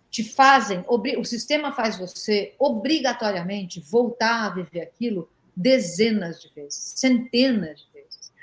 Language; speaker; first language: Portuguese; native; Portuguese